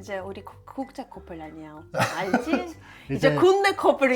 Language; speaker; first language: Korean; non-native, fluent; Ukrainian